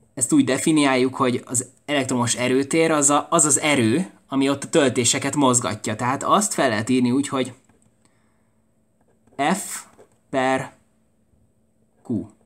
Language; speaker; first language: Hungarian; native; Hungarian